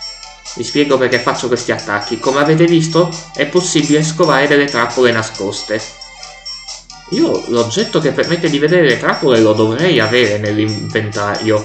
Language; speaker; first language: Italian; native; Italian